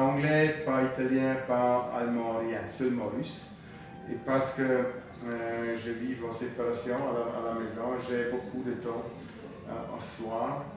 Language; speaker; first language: French; non-native, fluent; German